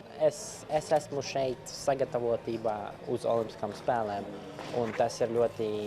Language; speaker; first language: Latvian; non-native, local second language; Russian